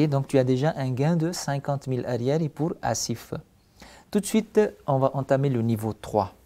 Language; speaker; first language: French; native; French